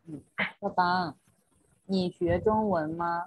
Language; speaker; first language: Chinese; non-native, learner; Thai